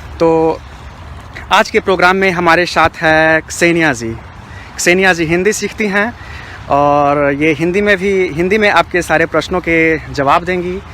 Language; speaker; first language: Hindi; native; Hindi